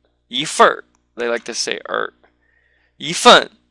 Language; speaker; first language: English; native; English